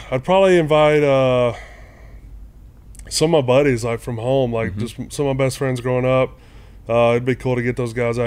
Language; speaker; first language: English; native; English